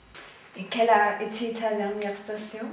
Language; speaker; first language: French; non-native, learner; German